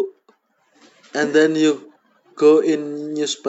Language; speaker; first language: English; non-native, learner; Indonesian